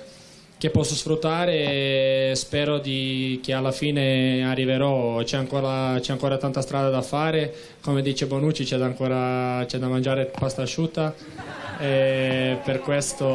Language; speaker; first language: Italian; non-native, fluent; Serbian